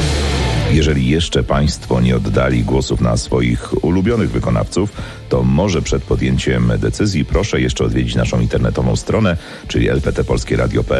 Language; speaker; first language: Polish; native; Polish